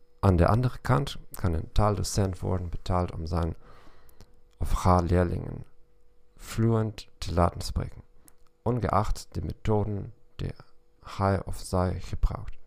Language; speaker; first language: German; non-native, learner; Dutch